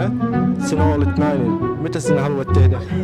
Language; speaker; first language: Finnish; non-native, learner; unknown